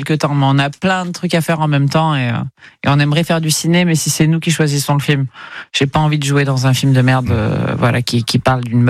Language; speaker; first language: French; native; French